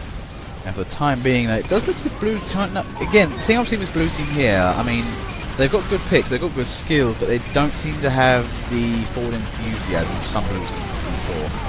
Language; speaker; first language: English; native; English